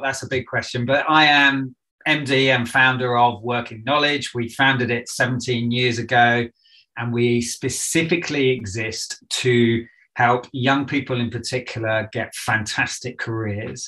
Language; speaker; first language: English; native; English